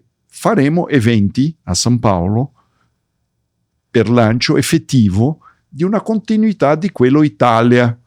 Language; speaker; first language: Italian; early bilingual, heritage; Portuguese